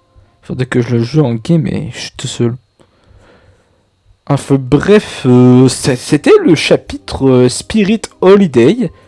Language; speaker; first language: French; native; French